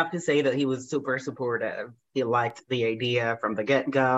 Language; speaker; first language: English; non-native, fluent; Spanish